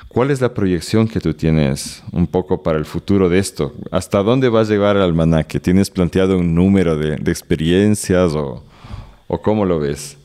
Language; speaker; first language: Spanish; native; Spanish